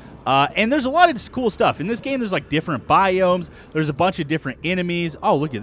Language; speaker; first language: English; native; English